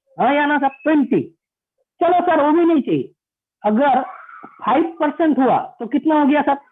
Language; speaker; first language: Hindi; non-native, local second language; Bangla